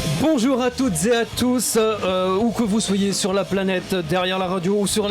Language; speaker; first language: French; native; French